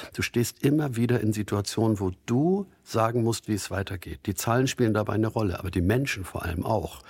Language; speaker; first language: German; native; German